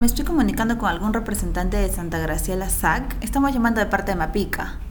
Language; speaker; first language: Spanish; native; Spanish